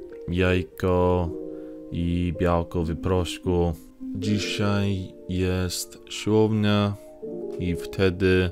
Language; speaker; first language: Polish; non-native, learner; English